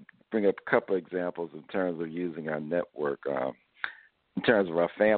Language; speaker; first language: English; native; English